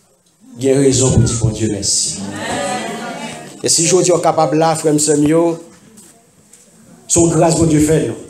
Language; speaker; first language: French; non-native, local second language; Haitian Creole